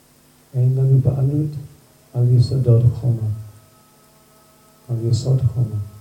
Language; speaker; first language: Hebrew; non-native, fluent; English